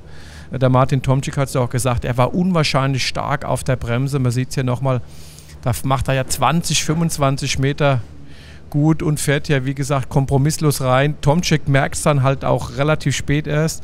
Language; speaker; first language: German; native; German